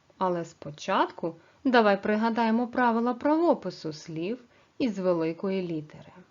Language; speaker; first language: Ukrainian; native; Ukrainian